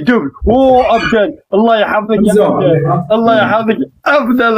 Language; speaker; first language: Arabic; native; Arabic